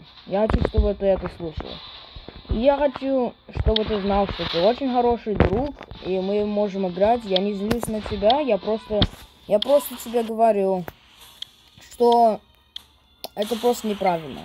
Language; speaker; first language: Russian; early bilingual, heritage; English